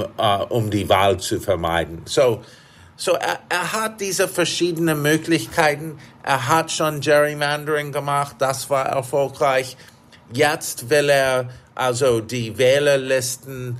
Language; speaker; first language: German; non-native, fluent; English